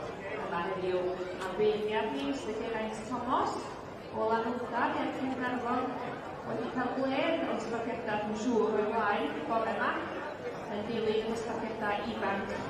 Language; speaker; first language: Welsh; native; Welsh